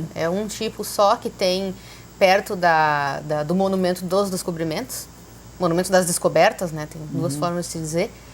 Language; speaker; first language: Portuguese; native; Portuguese